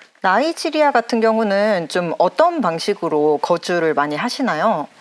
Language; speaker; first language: Korean; native; Korean